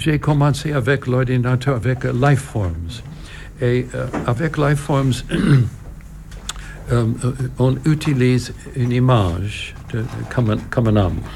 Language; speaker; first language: French; non-native, learner; English